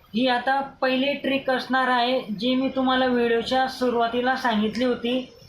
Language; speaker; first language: Marathi; non-native, local second language; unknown